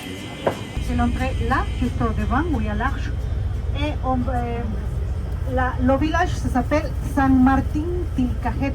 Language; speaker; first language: French; non-native, fluent; Spanish